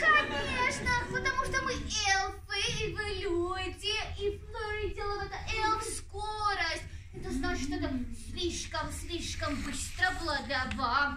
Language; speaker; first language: Russian; non-native, learner; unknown